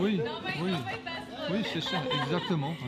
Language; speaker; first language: French; non-native, fluent; Dutch